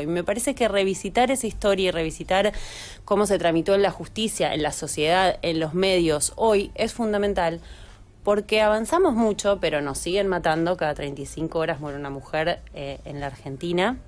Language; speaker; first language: Spanish; native; Spanish